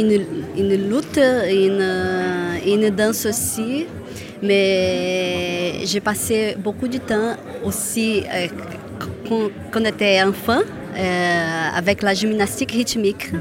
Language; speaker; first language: French; non-native, fluent; Portuguese